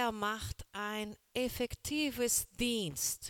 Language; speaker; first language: German; non-native, learner; Portuguese